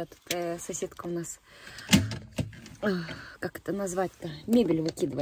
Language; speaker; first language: Russian; native; Russian